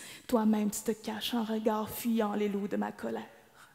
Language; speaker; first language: French; native; French